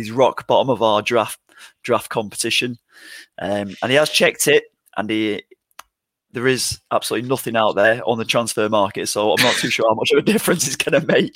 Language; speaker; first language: English; native; English